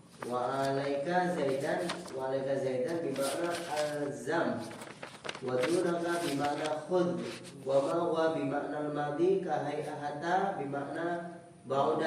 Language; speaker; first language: Arabic; non-native, learner; Indonesian